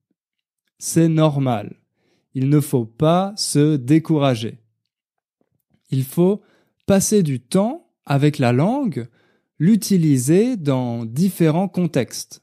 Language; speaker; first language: French; native; French